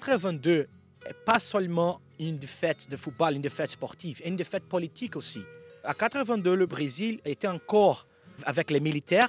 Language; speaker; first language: French; non-native, fluent; Portuguese